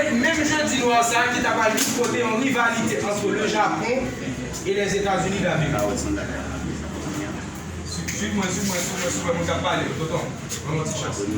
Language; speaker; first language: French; non-native, local second language; Haitian Creole